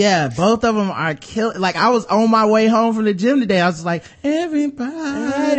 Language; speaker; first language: English; native; English